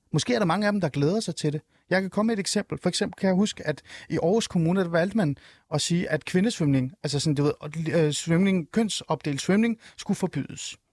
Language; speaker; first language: Danish; early bilingual, other home language; Somali